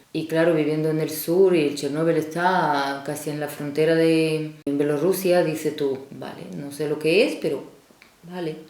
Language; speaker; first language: Spanish; non-native, fluent; Russian